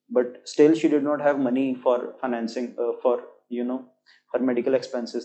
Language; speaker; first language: English; non-native, local second language; Punjabi